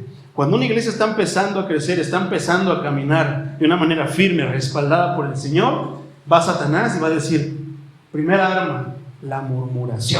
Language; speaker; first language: Spanish; native; Spanish